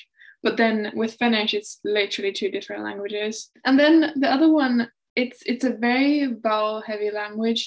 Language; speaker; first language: English; non-native, fluent; Finnish